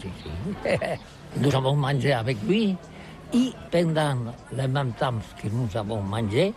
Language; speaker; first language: French; non-native, learner; Catalan